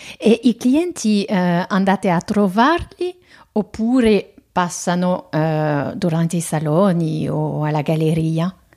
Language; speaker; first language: Italian; non-native, fluent; French